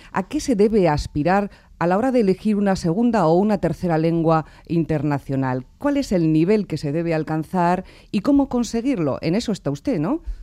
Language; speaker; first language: Spanish; native; Spanish